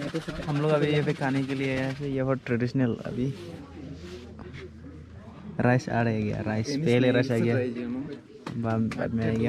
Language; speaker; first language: Hindi; non-native, local second language; Assamese